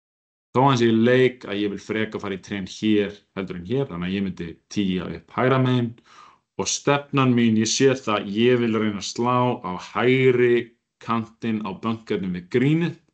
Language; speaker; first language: Icelandic; native; Icelandic